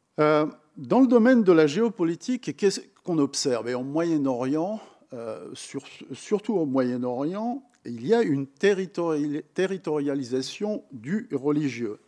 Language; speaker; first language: French; non-native, fluent; Croatian